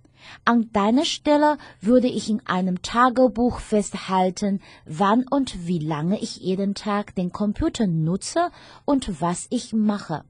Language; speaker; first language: German; non-native, fluent; Chinese